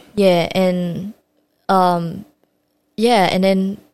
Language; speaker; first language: English; native; English